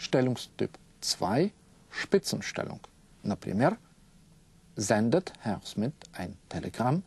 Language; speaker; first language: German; non-native, fluent; Russian